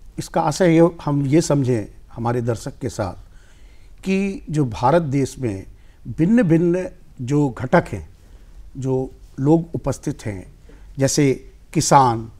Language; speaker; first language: Hindi; native; Hindi